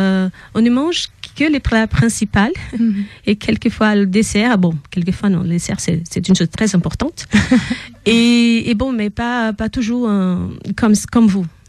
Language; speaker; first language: French; non-native, fluent; Portuguese